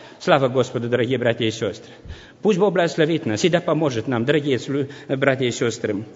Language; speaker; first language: Russian; non-native, local second language; Romanian